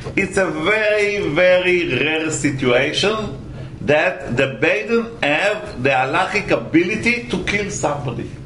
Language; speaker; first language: English; non-native, fluent; Hebrew